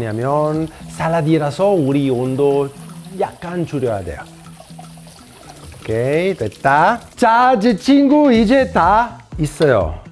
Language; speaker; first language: Korean; non-native, fluent; Italian